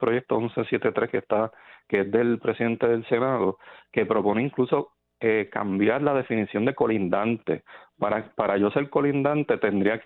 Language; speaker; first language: Spanish; native; Spanish